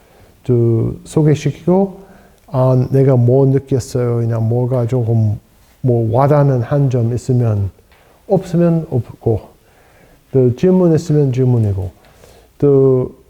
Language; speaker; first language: Korean; non-native, fluent; English